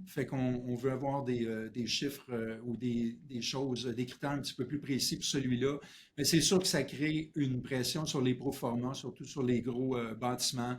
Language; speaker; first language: French; native; French